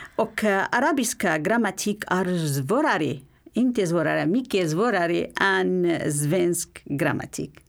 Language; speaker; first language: Swedish; non-native, learner; Arabic